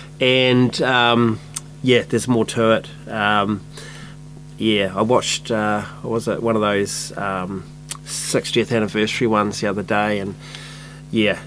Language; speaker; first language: English; native; English